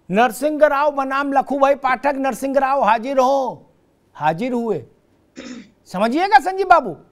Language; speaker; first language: Hindi; native; Hindi